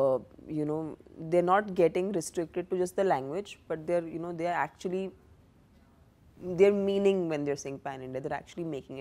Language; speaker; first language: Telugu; non-native, local second language; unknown